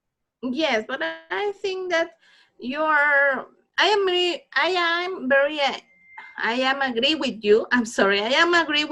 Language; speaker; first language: English; non-native, learner; Spanish